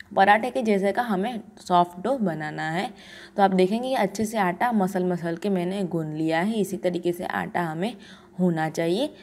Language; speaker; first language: Hindi; non-native, local second language; Gujarati